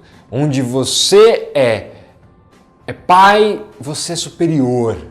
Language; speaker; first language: Portuguese; native; Portuguese